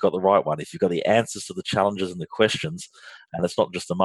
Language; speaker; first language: English; native; English